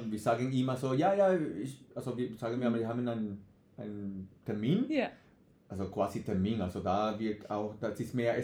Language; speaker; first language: German; non-native, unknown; Spanish